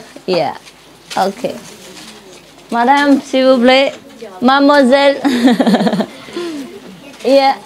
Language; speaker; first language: French; non-native, learner; Vietnamese